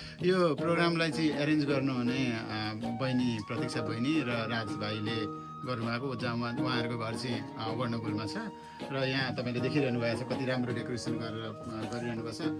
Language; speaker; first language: Nepali; native; Nepali